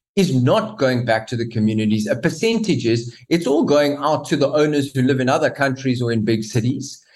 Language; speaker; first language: English; native; English